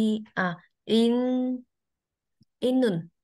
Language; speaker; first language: Korean; non-native, learner; Vietnamese